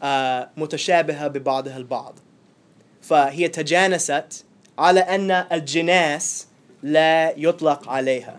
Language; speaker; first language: Arabic; non-native, fluent; English